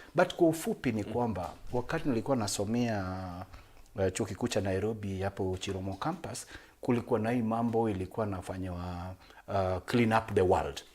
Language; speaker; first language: Swahili; non-native, local second language; Luo (Kenya and Tanzania)